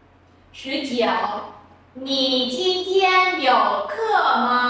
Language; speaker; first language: Chinese; non-native, fluent; Vietnamese